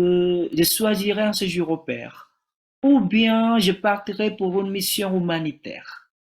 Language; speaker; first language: French; non-native, fluent; Indonesian